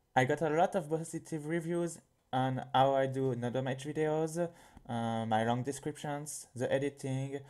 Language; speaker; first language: English; non-native, fluent; French